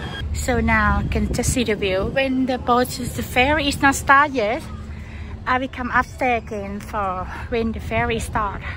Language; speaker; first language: English; non-native, learner; Thai